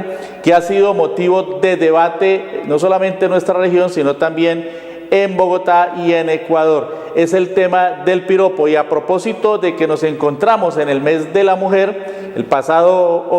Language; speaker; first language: Spanish; native; Spanish